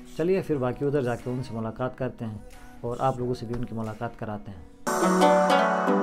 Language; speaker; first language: Urdu; non-native, local second language; Shina